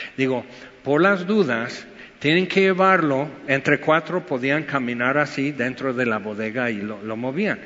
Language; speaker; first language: Spanish; non-native, fluent; English